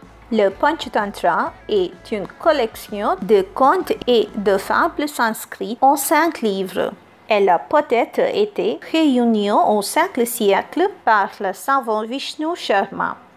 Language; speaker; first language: French; non-native, fluent; Hindi